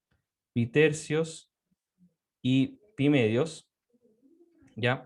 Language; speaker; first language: Spanish; native; Spanish